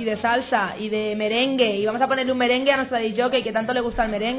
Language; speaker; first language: Spanish; native; Spanish